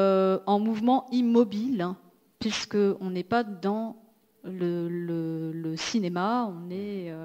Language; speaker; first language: French; native; French